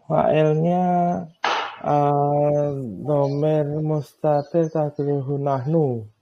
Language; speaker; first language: Arabic; non-native, learner; Indonesian